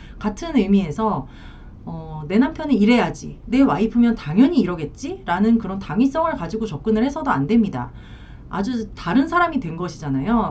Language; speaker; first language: Korean; native; Korean